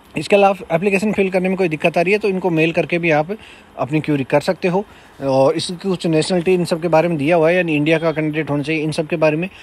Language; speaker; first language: Hindi; native; Hindi